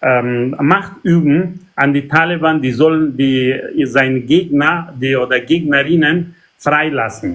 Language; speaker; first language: German; non-native, learner; Persian